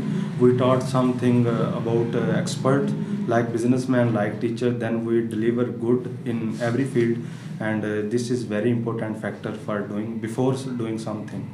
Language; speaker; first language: English; non-native, learner; Punjabi